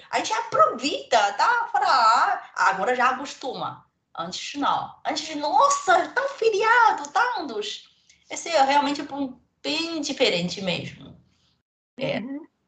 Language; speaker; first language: Portuguese; non-native, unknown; Chinese